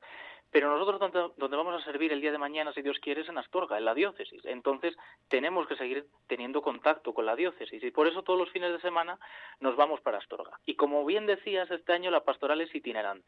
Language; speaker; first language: Spanish; native; Spanish